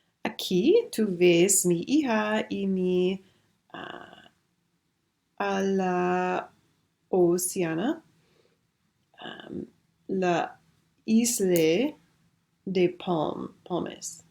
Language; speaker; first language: Spanish; non-native, learner; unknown